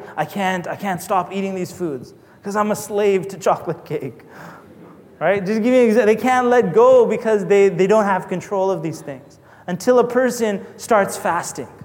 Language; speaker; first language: English; native; English